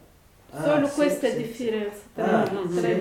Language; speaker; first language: Italian; non-native, learner; Arabic